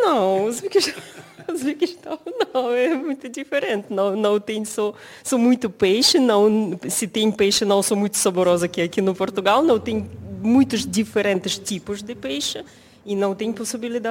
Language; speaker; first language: Portuguese; non-native, learner; Uzbek